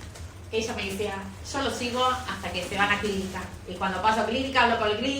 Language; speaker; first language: Spanish; native; Spanish